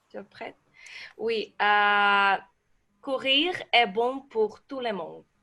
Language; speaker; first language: French; non-native, learner; Russian